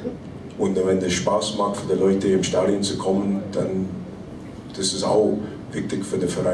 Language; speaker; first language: German; non-native, fluent; English